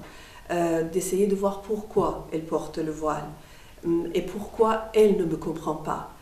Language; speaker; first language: French; non-native, fluent; Persian